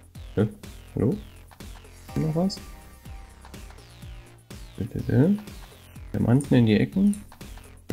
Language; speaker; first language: German; native; German